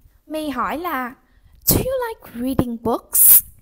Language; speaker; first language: English; non-native, fluent; Vietnamese